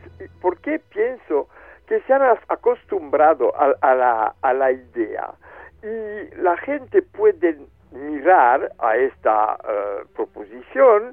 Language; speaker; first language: Spanish; non-native, fluent; French